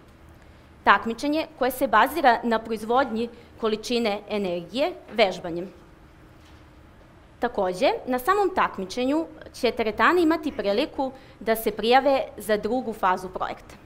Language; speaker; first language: Serbian; native; Serbian